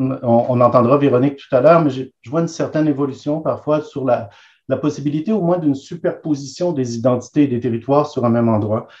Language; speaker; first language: French; native; French